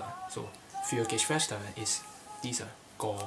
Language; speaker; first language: German; non-native, learner; Cantonese